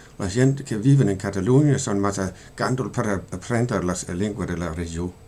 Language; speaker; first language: Catalan; non-native, learner; Danish